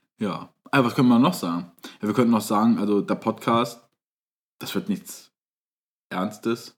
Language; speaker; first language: German; early bilingual, other home language; Turkish